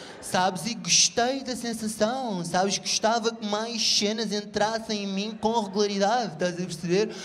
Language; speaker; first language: Portuguese; native; Portuguese